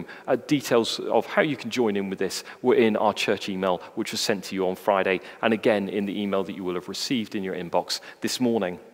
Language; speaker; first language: English; native; English